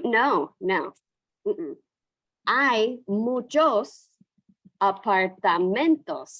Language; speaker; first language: Spanish; non-native, fluent; English